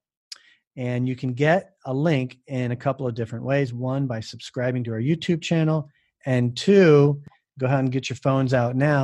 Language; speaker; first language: English; native; English